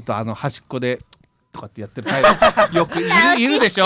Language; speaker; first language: Japanese; native; Japanese